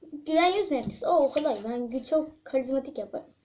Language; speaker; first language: Turkish; native; Turkish